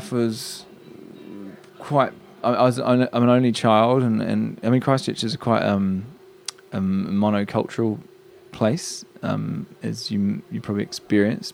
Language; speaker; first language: English; native; English